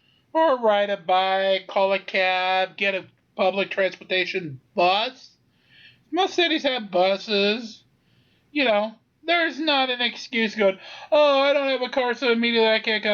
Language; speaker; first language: English; native; English